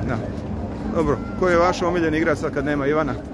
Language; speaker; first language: Serbian; native; Serbian